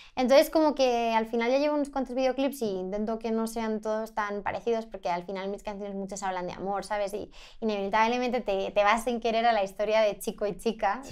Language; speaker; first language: Spanish; native; Spanish